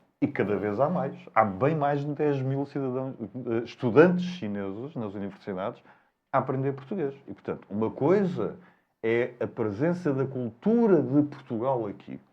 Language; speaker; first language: Portuguese; native; Portuguese